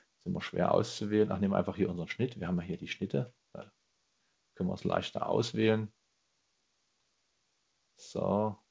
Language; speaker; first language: German; native; German